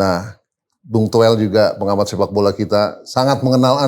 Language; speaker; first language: Indonesian; native; Indonesian